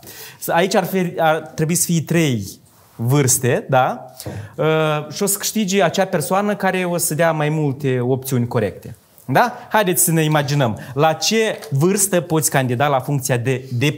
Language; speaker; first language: Romanian; native; Romanian